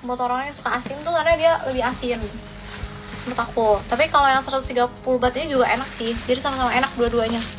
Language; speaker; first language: Indonesian; native; Indonesian